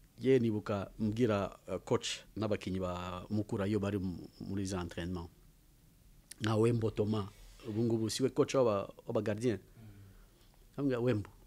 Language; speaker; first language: Kinyarwanda; early bilingual, heritage; Kinyarwanda